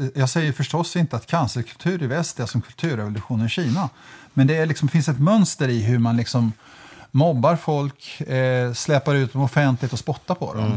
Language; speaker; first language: Swedish; native; Swedish